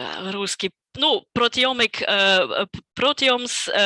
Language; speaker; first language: Russian; non-native, fluent; German